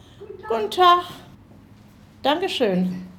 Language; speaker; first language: German; native; German